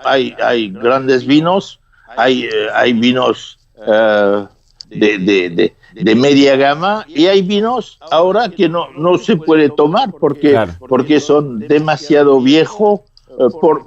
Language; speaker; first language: Spanish; non-native, fluent; French